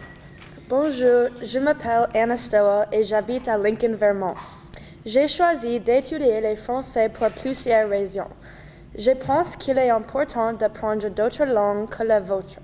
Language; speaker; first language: French; non-native, learner; English